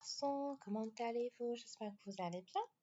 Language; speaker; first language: French; non-native, fluent; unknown